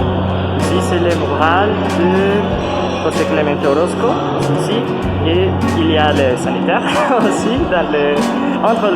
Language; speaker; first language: French; non-native, learner; Spanish